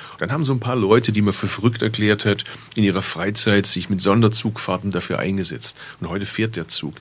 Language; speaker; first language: German; early bilingual, other home language; Turkish